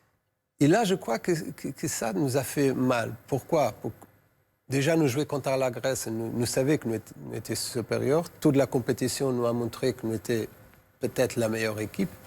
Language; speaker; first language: French; non-native, fluent; Portuguese